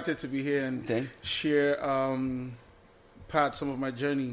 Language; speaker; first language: English; non-native, local second language; Igbo